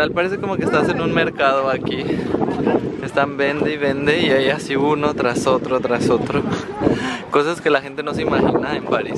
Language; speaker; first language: Spanish; native; Spanish